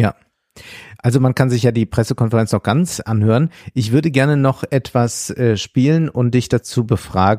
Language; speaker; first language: German; native; German